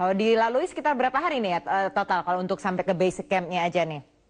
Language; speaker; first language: Indonesian; native; Indonesian